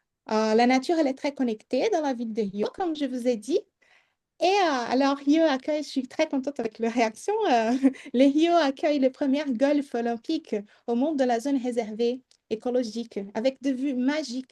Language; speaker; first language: French; non-native, fluent; Portuguese